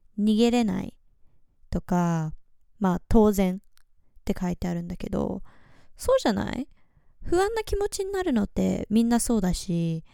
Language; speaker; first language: Japanese; early bilingual, heritage; Japanese